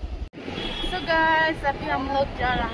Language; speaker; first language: Hindi; non-native, local second language; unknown